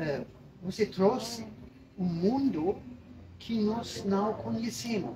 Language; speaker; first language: Portuguese; non-native, learner; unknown